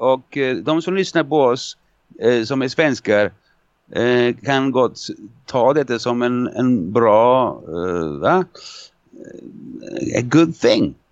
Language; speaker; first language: Swedish; non-native, fluent; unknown